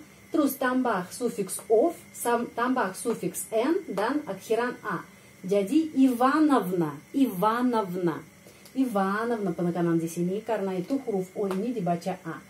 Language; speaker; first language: Indonesian; non-native, fluent; Russian